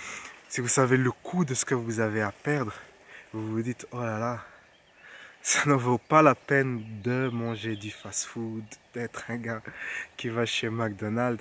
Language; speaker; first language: French; non-native, fluent; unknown